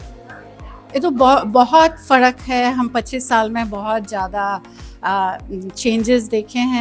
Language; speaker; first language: Hindi; non-native, local second language; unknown